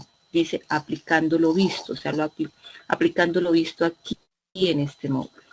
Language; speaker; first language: Spanish; native; Spanish